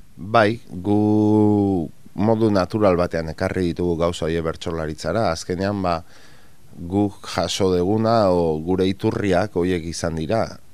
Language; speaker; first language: Basque; non-native, local second language; Spanish